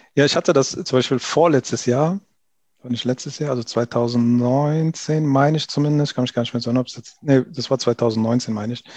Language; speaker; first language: German; early bilingual, other home language; Arabic